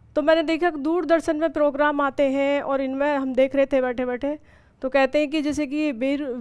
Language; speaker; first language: Hindi; native; Hindi